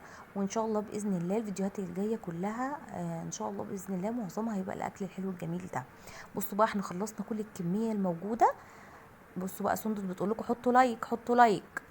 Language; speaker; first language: Arabic; native; Arabic